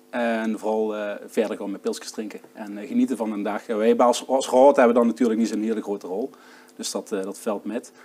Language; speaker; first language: Dutch; native; Dutch